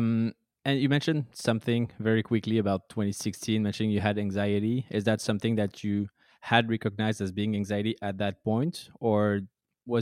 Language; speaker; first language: English; non-native, fluent; French